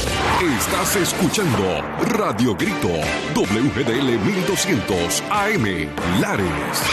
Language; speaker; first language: Spanish; native; Spanish